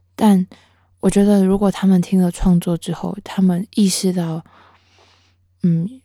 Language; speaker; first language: Chinese; non-native, local second language; Hakka Chinese